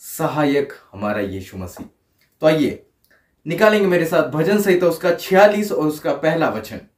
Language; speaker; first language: Hindi; non-native, local second language; Marathi